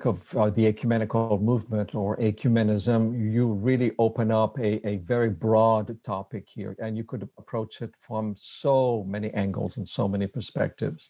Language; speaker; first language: English; non-native, fluent; French